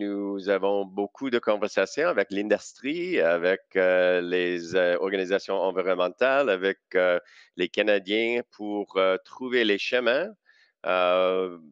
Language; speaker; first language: French; non-native, local second language; English